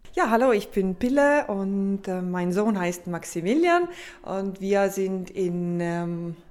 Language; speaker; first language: German; non-native, fluent; Estonian